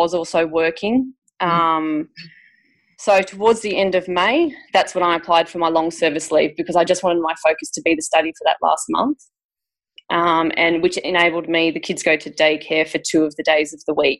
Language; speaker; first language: English; native; English